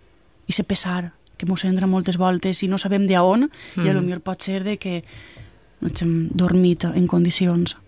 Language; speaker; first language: Catalan; native; Catalan